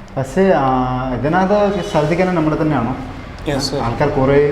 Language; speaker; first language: Malayalam; non-native, fluent; Nepali